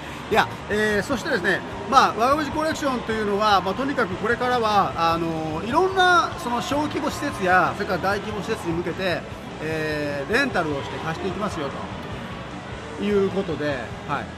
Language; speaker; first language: Japanese; native; Japanese